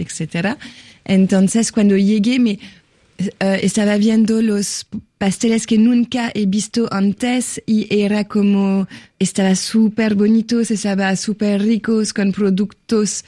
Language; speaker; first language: Spanish; non-native, fluent; French